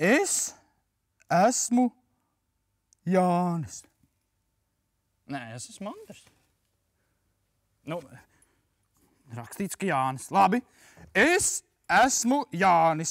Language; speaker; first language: Latvian; native; Latvian